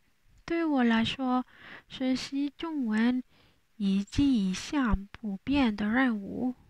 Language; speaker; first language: Chinese; non-native, learner; Spanish